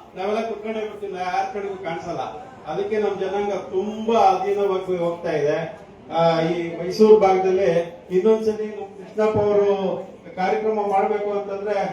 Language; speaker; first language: Kannada; non-native, local second language; Telugu